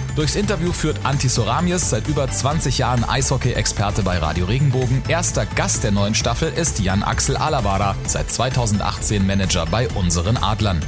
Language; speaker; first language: German; native; German